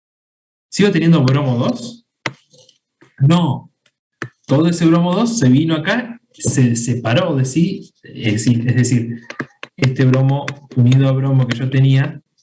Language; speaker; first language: Spanish; native; Spanish